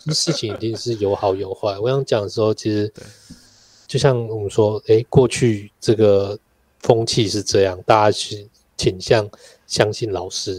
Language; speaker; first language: Chinese; native; Chinese